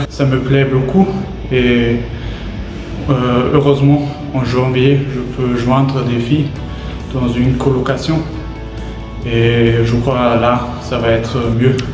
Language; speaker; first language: French; non-native, fluent; German